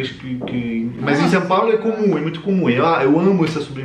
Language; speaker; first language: Portuguese; non-native, fluent; French